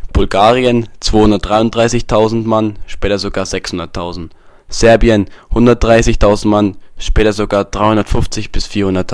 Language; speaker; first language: German; native; German